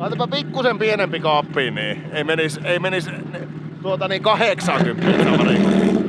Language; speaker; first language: Finnish; native; Finnish